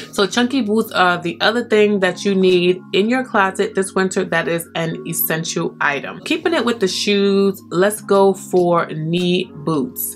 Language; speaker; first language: English; native; English